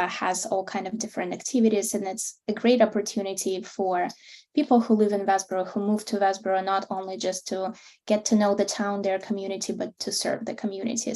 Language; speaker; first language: English; non-native, fluent; Russian